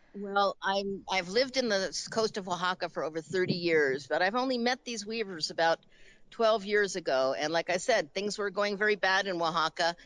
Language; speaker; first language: English; native; English